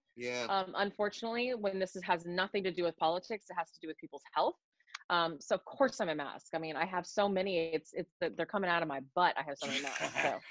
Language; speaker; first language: English; native; English